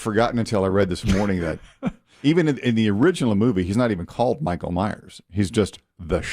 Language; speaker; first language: English; native; English